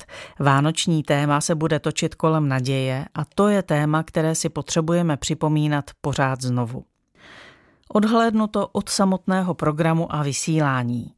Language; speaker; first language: Czech; native; Czech